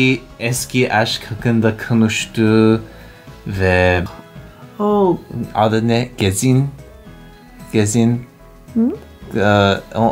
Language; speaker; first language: Turkish; non-native, learner; English